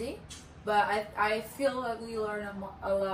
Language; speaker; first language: English; non-native, learner; Portuguese